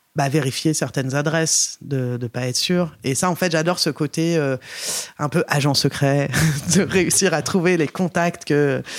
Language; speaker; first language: French; native; French